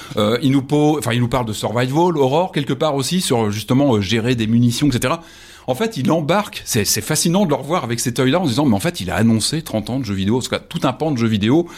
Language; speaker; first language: French; native; French